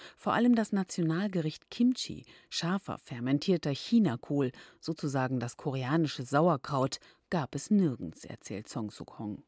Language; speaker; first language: German; native; German